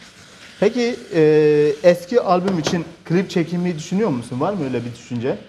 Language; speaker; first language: Turkish; native; Turkish